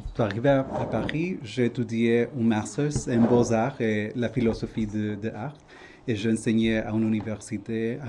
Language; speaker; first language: French; non-native, learner; Spanish